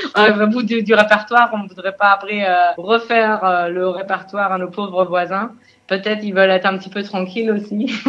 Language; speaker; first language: French; non-native, fluent; German